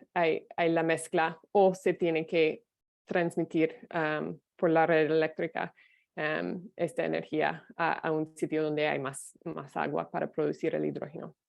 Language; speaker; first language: Spanish; non-native, fluent; English